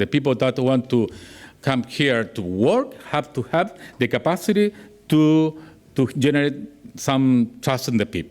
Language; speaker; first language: English; non-native, learner; Spanish